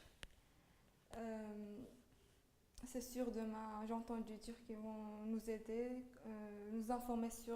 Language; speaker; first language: French; non-native, local second language; Arabic